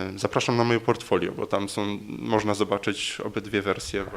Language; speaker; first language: Polish; native; Polish